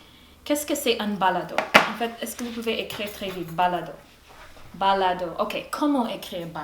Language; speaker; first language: French; non-native, fluent; English